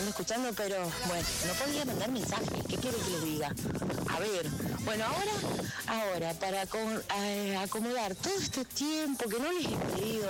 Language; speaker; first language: Spanish; native; Spanish